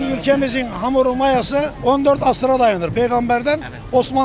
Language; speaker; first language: Turkish; native; Turkish